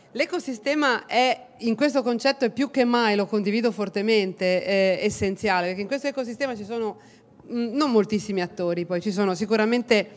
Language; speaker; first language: Italian; native; Italian